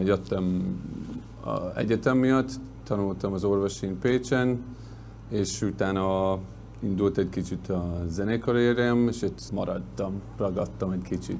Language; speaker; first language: Hungarian; non-native, learner; English